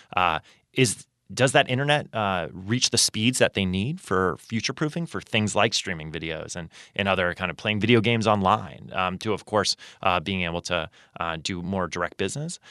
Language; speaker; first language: English; native; English